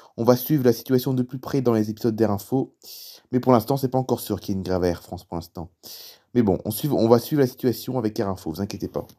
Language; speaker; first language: French; native; French